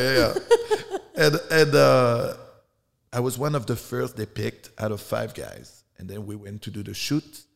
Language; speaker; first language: English; non-native, fluent; French